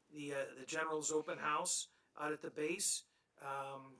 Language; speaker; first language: English; native; English